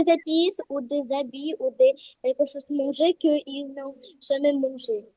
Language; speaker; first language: French; non-native, fluent; Russian